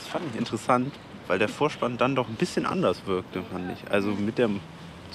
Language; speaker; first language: German; native; German